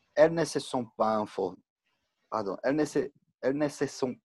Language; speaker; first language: French; non-native, learner; Portuguese